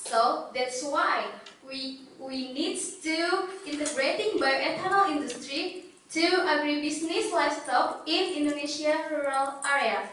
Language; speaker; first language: English; non-native, learner; Indonesian